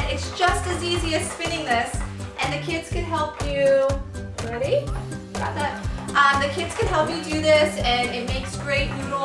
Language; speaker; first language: English; native; English